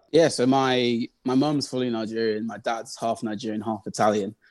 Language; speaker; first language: English; native; English